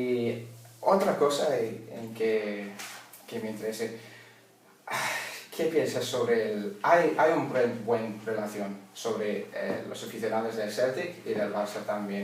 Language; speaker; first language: Spanish; non-native, learner; English